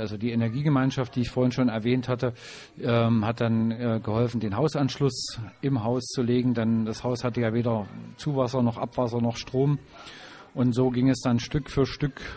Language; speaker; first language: German; native; German